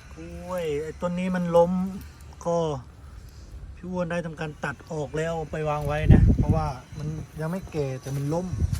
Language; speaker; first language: Thai; native; Thai